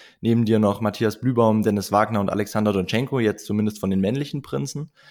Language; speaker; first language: German; native; German